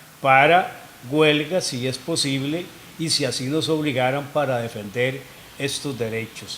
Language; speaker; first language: Spanish; native; Spanish